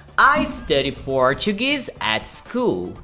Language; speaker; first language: English; non-native, fluent; Portuguese